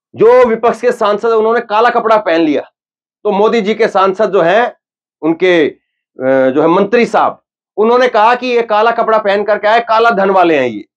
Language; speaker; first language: Hindi; native; Hindi